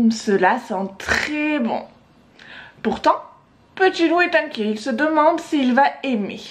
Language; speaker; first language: French; native; French